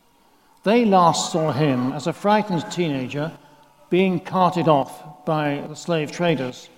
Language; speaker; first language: English; native; English